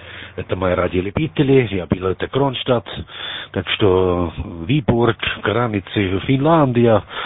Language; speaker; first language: Russian; non-native, learner; German